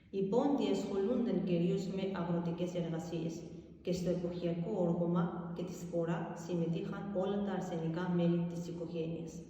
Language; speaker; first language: Greek; non-native, fluent; Georgian